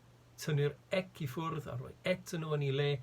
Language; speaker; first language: Welsh; native; Welsh